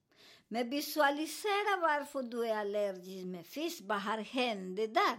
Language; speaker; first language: Swedish; non-native, learner; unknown